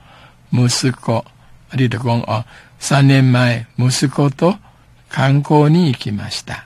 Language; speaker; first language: Japanese; non-native, fluent; Chinese